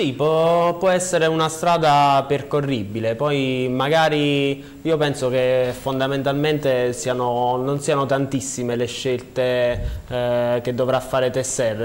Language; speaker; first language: Italian; native; Italian